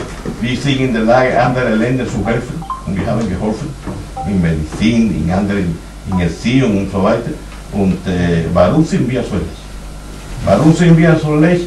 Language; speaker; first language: German; non-native, fluent; Spanish